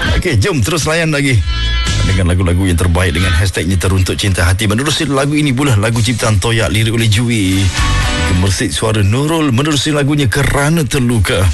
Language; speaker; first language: Malay; native; Malay